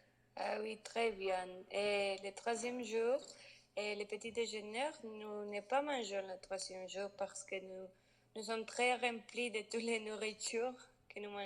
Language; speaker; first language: French; non-native, learner; Spanish